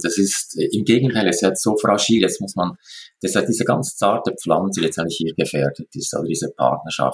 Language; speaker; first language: German; native; German